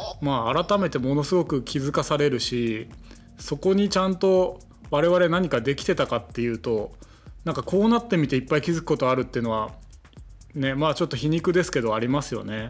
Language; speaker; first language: Japanese; native; Japanese